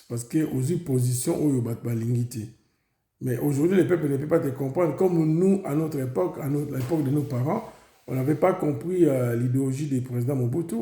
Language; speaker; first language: French; non-native, local second language; Lingala